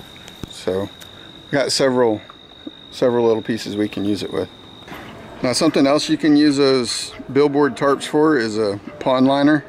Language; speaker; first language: English; native; English